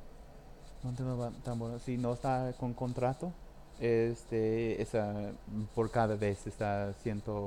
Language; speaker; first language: Spanish; non-native, learner; English